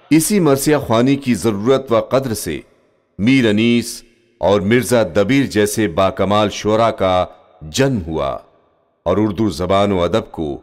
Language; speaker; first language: Urdu; native; Urdu